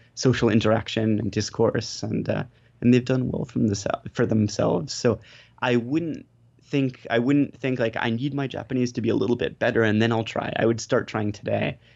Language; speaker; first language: English; native; English